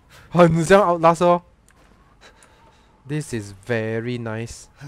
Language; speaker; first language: English; non-native, local second language; Chinese